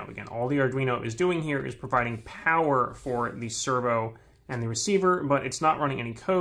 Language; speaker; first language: English; native; English